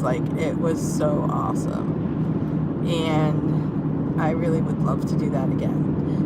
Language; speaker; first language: English; native; English